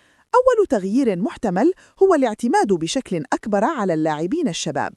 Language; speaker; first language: Arabic; native; Arabic